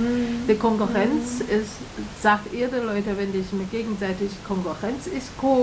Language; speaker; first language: German; non-native, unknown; Chinese